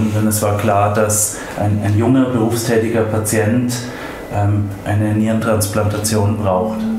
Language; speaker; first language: German; native; German